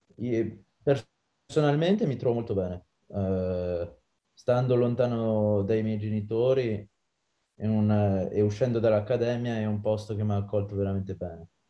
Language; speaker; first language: Italian; non-native, fluent; French